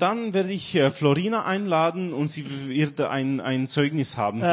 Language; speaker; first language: German; non-native, learner; Romanian